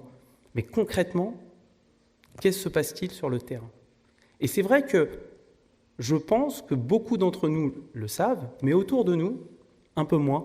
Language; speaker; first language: French; native; French